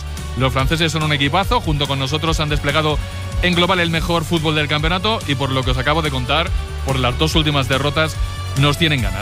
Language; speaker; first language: Spanish; native; Spanish